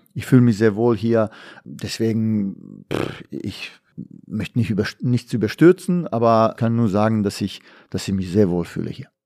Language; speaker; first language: German; non-native, fluent; Bosnian